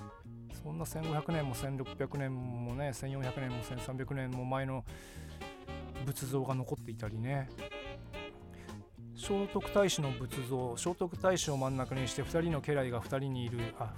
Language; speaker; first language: Japanese; native; Japanese